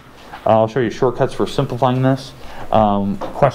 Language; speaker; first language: English; native; English